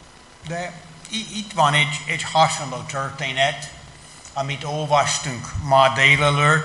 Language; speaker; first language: Hungarian; non-native, fluent; English